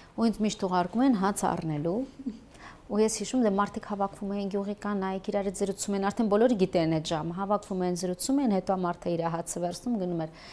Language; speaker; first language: Armenian; native; Armenian